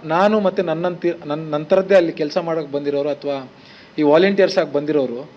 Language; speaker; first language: Kannada; native; Kannada